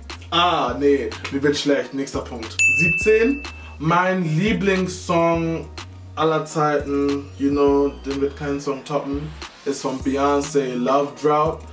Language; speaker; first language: German; early bilingual, heritage; German